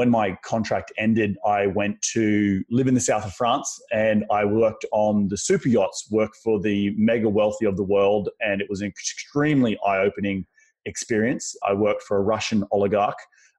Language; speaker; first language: English; native; English